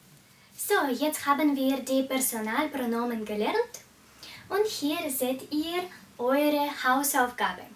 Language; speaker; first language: German; non-native, fluent; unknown